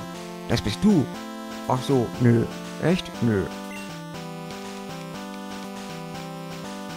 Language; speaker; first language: German; native; German